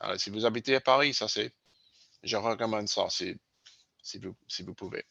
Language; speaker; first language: French; non-native, learner; English